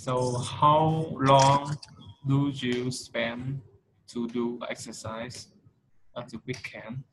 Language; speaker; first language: English; non-native, fluent; Vietnamese